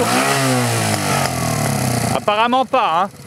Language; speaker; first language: French; native; French